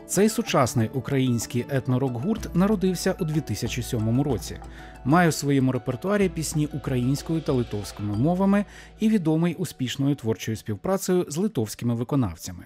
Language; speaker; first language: Ukrainian; native; Ukrainian